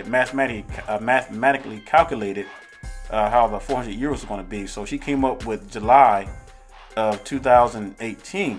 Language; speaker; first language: English; native; English